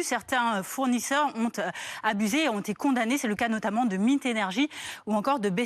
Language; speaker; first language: French; native; French